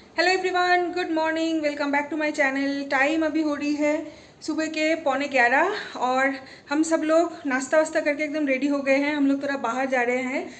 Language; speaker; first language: Hindi; non-native, local second language; Bangla